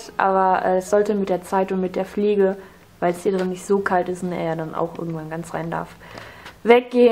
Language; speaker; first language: German; native; German